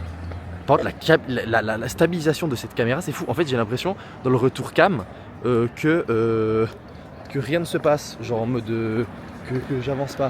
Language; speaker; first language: French; native; French